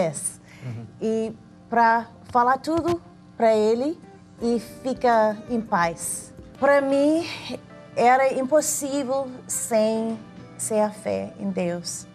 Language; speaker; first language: Portuguese; non-native, fluent; English